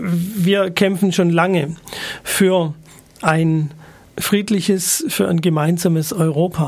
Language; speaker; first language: German; native; German